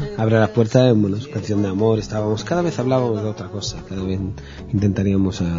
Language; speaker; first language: Spanish; non-native, fluent; Hebrew